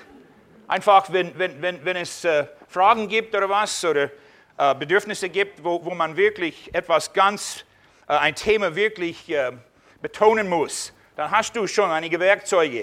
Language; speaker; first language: German; non-native, fluent; English